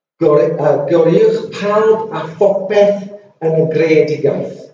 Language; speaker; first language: Welsh; non-native, local second language; English